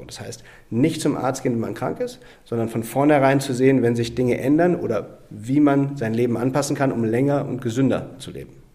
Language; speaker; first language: German; native; German